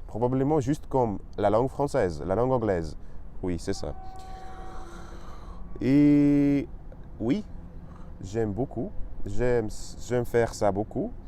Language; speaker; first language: French; non-native, learner; Russian